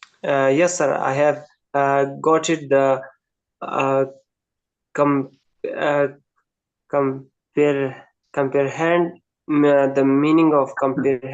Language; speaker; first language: English; non-native, learner; Persian